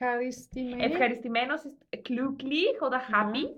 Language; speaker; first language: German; non-native, fluent; Greek